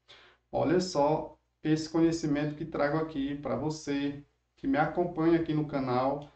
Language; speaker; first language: Portuguese; native; Portuguese